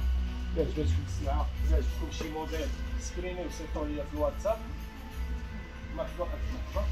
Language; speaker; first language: Arabic; native; Arabic